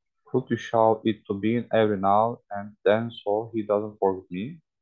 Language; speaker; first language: English; non-native, learner; Turkish